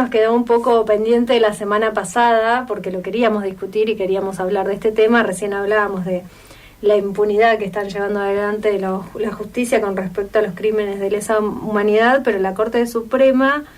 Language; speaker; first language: Spanish; native; Spanish